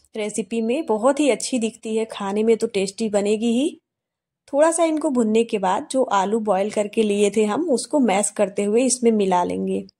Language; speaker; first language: Hindi; native; Hindi